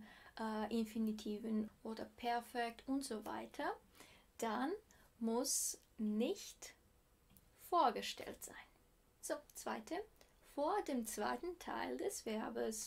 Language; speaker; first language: German; non-native, fluent; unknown